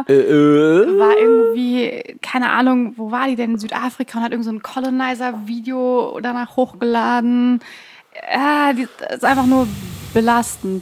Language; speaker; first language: German; early bilingual, other home language; Persian